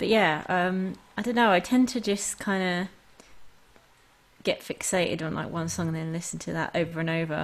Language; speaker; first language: English; native; English